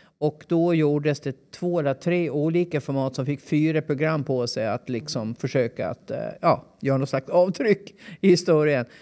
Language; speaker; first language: Swedish; native; Swedish